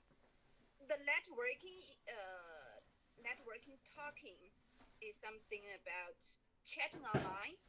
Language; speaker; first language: English; non-native, learner; Chinese